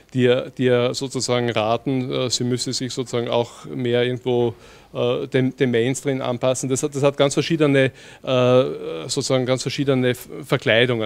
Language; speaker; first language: German; native; German